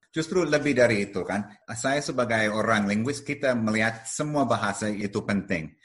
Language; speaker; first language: Indonesian; non-native, fluent; English